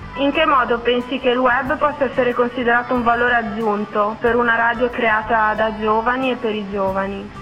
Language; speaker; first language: Italian; native; Italian